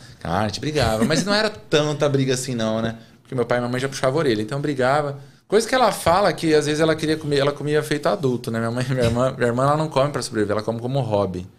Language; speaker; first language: Portuguese; native; Portuguese